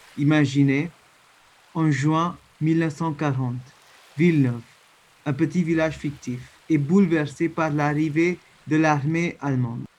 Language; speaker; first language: French; non-native, learner; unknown